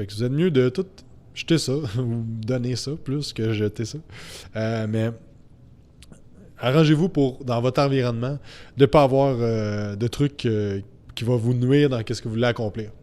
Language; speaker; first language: French; native; French